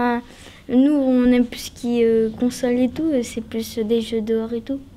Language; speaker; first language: French; native; French